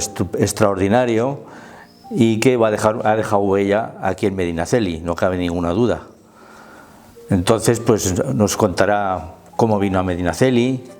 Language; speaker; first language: Spanish; native; Spanish